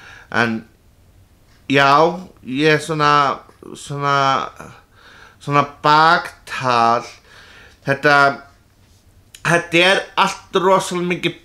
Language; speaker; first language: Icelandic; non-native, fluent; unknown